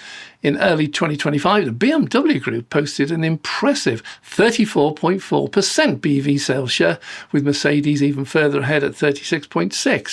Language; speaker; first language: English; native; English